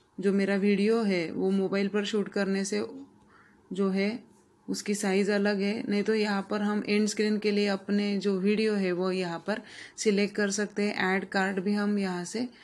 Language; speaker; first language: Hindi; non-native, local second language; Marathi